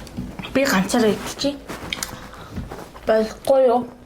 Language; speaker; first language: Mongolian; early bilingual, heritage; Mongolian